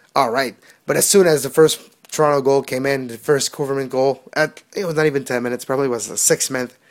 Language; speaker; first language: English; non-native, local second language; French